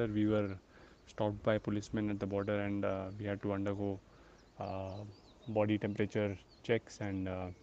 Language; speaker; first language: English; non-native, local second language; Hindi